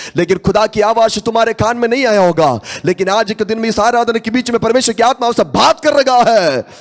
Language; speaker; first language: Hindi; non-native, local second language; Malayalam